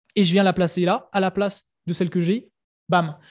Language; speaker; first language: French; native; French